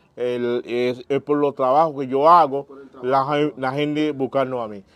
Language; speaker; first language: Spanish; non-native, fluent; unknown